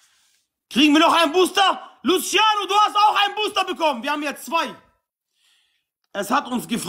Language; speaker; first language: German; non-native, local second language; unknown